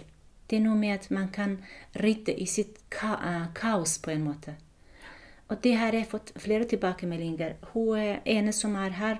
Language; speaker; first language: Norwegian; non-native, fluent; Kurdish